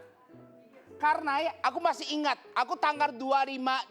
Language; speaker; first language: Indonesian; non-native, fluent; Japanese